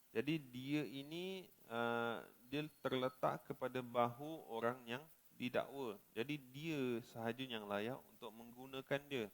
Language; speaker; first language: Malay; native; Malay